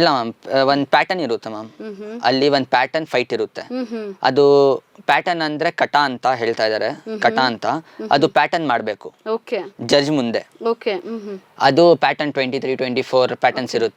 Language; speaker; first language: Kannada; non-native, local second language; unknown